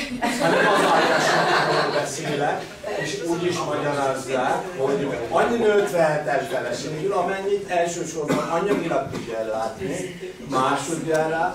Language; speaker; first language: Hungarian; non-native, fluent; Turkish